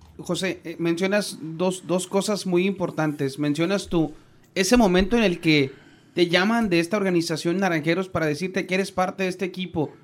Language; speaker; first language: Spanish; native; Spanish